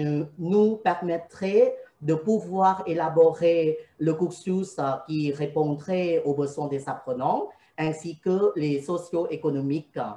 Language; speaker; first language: French; non-native, fluent; Thai